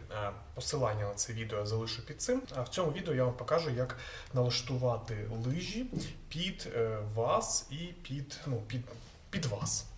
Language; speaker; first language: Ukrainian; non-native, local second language; Russian